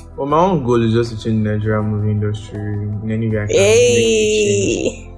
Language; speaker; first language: English; non-native, local second language; Yoruba